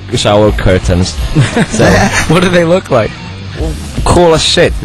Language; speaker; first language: English; non-native, fluent; Finnish